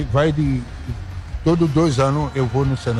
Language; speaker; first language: Portuguese; non-native, fluent; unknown